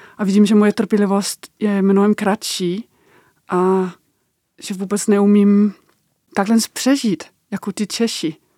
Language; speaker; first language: Czech; non-native, fluent; Danish